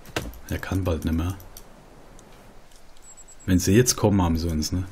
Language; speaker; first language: German; native; German